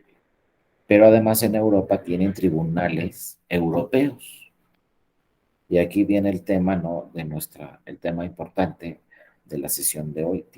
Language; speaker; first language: Spanish; native; Spanish